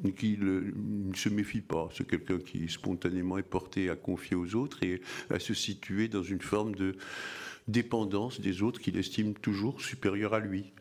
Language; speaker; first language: French; early bilingual, other home language; Arabic